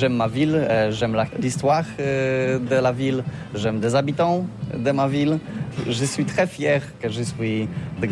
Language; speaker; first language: French; non-native, learner; Polish